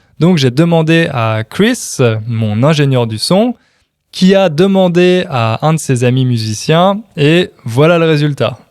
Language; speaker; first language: French; native; French